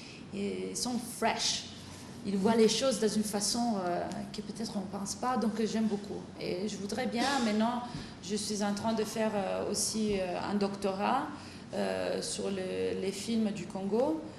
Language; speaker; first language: French; non-native, fluent; Italian